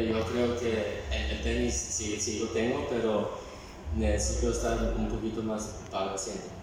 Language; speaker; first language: Spanish; early bilingual, heritage; Spanish